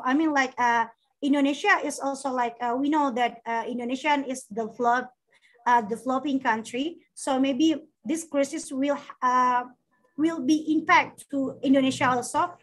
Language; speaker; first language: English; non-native, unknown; Indonesian